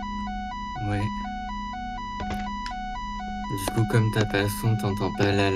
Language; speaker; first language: French; native; French